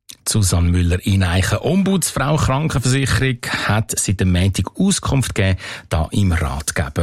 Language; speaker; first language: German; native; German